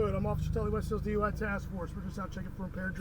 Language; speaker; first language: English; native; English